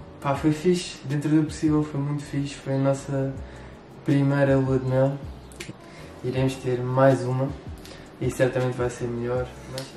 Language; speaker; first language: Portuguese; native; Portuguese